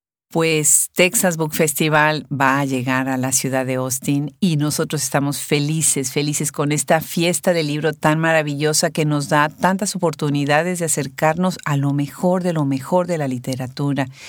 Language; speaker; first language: Spanish; native; Spanish